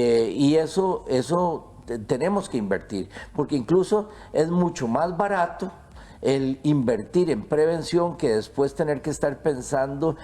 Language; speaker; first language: Spanish; native; Spanish